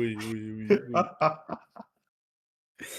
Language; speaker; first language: French; non-native, learner; Russian